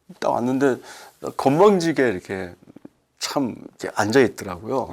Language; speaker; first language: Korean; early bilingual, heritage; Korean